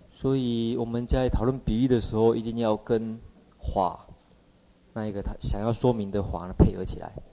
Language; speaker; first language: Chinese; native; Chinese